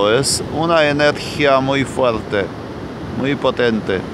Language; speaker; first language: Spanish; non-native, fluent; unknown